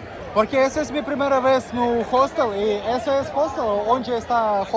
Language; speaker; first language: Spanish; non-native, learner; Russian